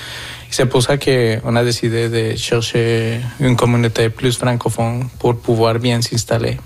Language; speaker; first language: French; non-native, fluent; Spanish